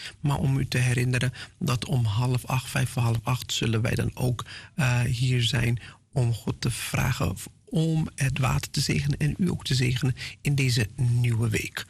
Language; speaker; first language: Dutch; non-native, fluent; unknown